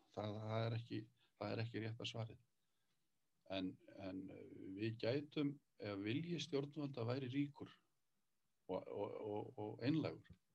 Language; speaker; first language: Icelandic; native; Icelandic